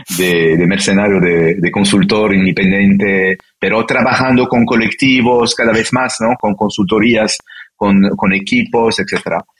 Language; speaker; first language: Spanish; non-native, fluent; French